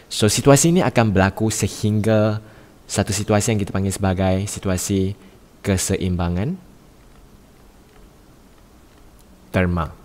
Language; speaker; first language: Malay; native; Malay